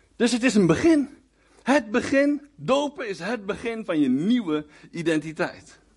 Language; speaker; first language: Dutch; native; Dutch